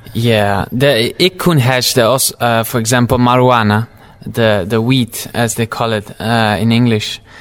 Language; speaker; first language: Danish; non-native, learner; Dutch